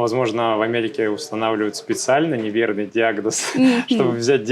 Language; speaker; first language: Russian; native; Russian